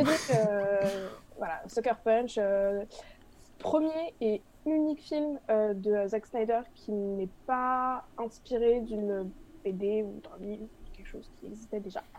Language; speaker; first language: French; native; French